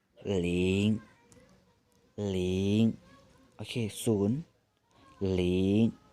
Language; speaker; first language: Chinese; non-native, fluent; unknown